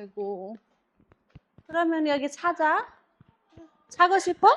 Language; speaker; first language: Korean; non-native, learner; Nepali